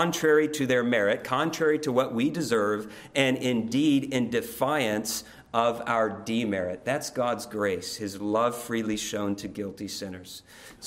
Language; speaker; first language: English; native; English